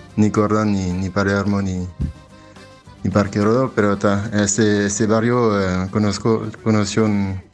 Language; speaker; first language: Spanish; non-native, fluent; French